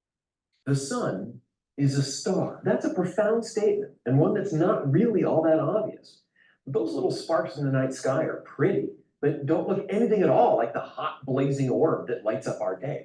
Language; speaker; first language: English; native; English